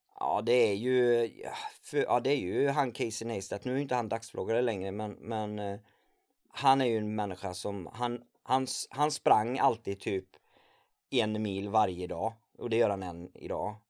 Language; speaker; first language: Swedish; native; Swedish